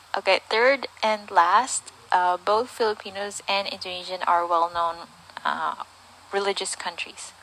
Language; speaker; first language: English; native; English